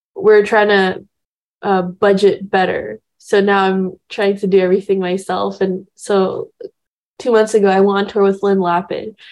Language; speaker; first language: English; early bilingual, other home language; Indonesian